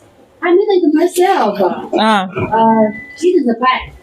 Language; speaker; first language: English; non-native, learner; Chinese